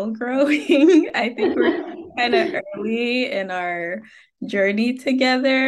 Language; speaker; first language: English; non-native, local second language; Akan